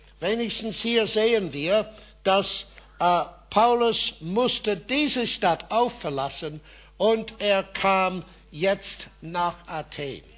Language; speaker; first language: German; non-native, fluent; English